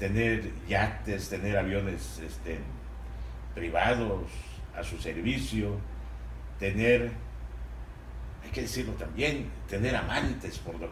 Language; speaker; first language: Spanish; native; Spanish